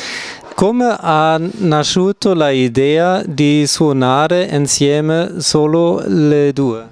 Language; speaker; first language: Italian; non-native, learner; German